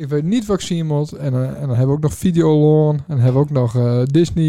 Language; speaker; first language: Dutch; native; Dutch